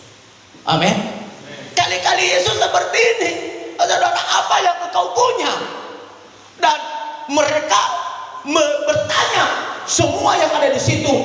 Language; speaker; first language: Indonesian; native; Indonesian